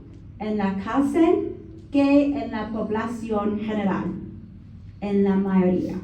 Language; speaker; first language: Spanish; non-native, learner; English